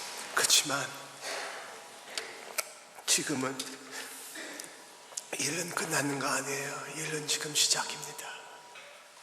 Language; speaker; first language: Korean; early bilingual, heritage; Korean